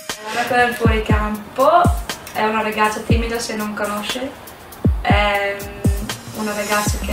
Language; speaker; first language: Italian; non-native, learner; English